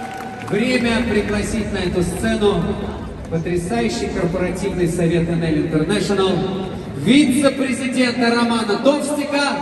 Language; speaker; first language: Russian; native; Russian